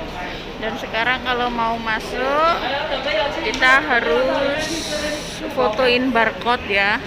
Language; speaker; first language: Indonesian; non-native, local second language; Javanese